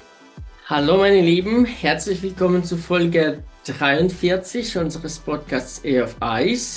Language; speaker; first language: German; non-native, fluent; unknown